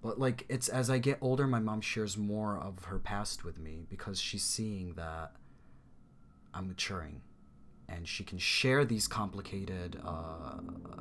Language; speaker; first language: English; native; English